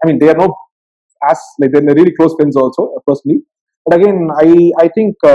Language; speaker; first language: English; non-native, local second language; Tamil